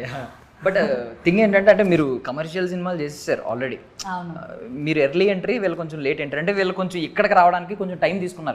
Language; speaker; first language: Telugu; native; Telugu